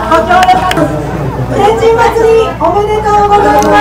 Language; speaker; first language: Japanese; native; Japanese